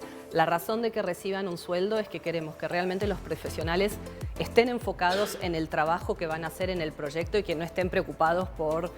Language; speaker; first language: Spanish; native; Spanish